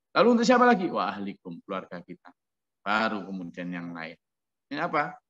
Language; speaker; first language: Indonesian; non-native, local second language; Javanese